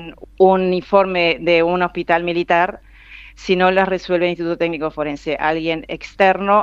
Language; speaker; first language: Spanish; native; Spanish